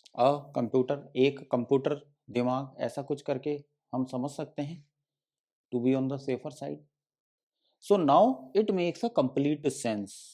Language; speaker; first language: Hindi; native; Hindi